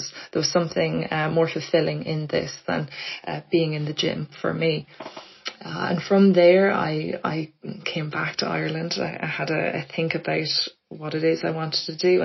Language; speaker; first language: English; native; English